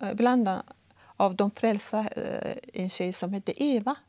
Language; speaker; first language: Swedish; non-native, fluent; Persian